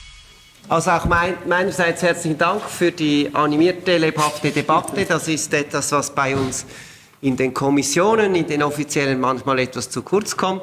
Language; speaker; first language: German; native; German